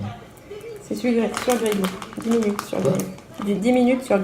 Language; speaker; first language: French; native; French